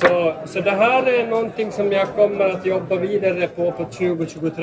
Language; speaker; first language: Swedish; native; Swedish